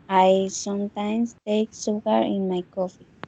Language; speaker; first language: English; non-native, learner; Spanish